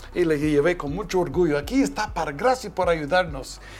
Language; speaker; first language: Spanish; non-native, fluent; English